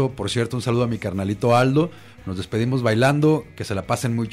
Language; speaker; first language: Spanish; native; Spanish